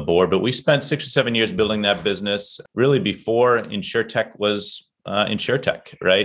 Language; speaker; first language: English; native; English